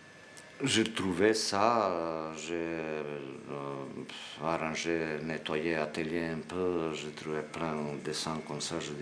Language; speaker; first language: French; non-native, fluent; Serbian